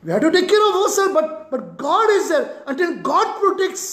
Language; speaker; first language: English; non-native, local second language; Marathi